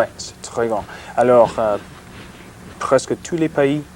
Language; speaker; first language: French; non-native, learner; English